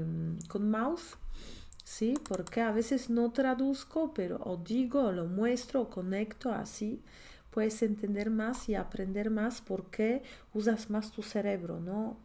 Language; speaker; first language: Spanish; non-native, fluent; Polish